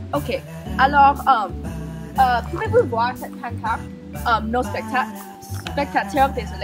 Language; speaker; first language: French; non-native, learner; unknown